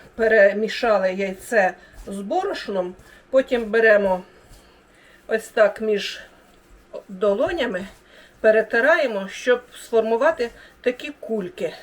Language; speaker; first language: Ukrainian; native; Ukrainian